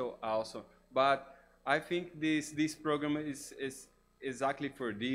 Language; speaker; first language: English; non-native, learner; Portuguese